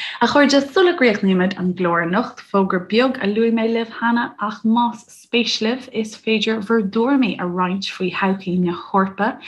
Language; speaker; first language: Irish; native; Irish